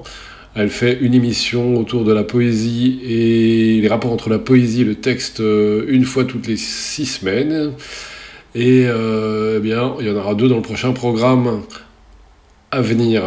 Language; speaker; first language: French; native; French